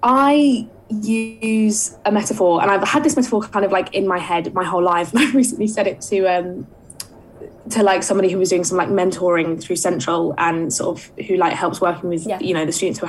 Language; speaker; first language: English; native; English